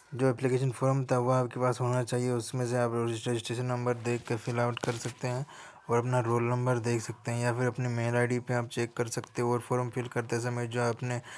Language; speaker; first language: Hindi; native; Hindi